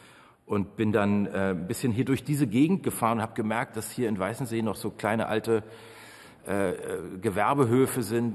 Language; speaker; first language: German; native; German